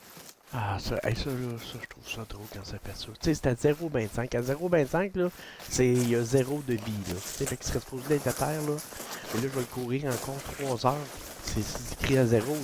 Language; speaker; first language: French; native; French